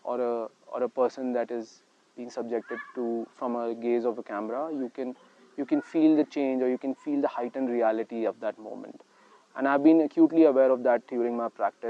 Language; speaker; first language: English; non-native, local second language; Hindi